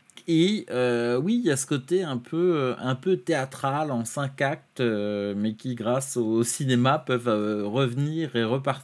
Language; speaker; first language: French; native; French